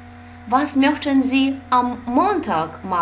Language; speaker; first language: German; non-native, fluent; Russian